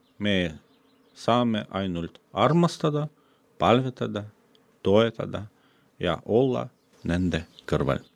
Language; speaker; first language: Estonian; non-native, fluent; Russian